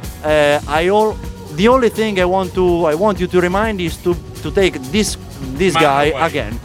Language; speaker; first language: English; non-native, fluent; Italian